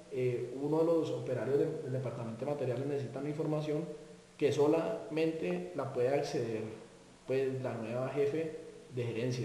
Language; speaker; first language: Spanish; native; Spanish